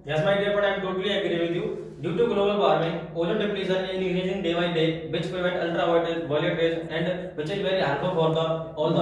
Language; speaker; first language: English; non-native, learner; Hindi